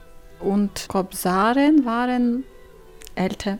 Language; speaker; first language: German; non-native, learner; Ukrainian